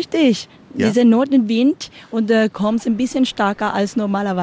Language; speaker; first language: German; non-native, learner; Spanish